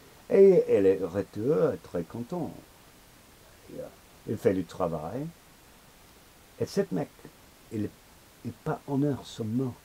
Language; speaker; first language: French; non-native, learner; English